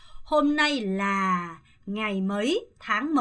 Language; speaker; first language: Vietnamese; non-native, fluent; Korean